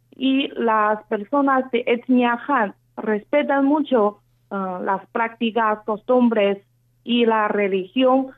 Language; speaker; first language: Spanish; non-native, fluent; Chinese